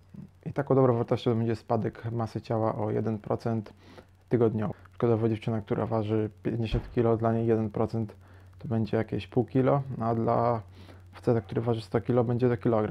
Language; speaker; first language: Polish; native; Polish